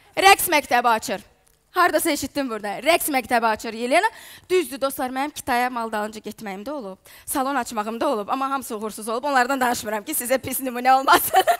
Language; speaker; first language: Azerbaijani; non-native, fluent; Ukrainian